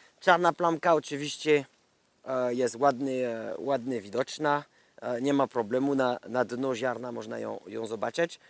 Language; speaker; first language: Polish; non-native, learner; French